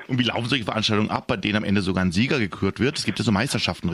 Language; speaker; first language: German; native; German